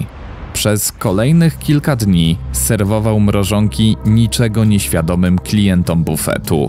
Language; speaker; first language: Polish; native; Polish